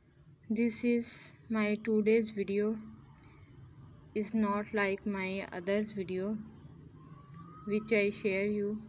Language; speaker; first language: English; non-native, learner; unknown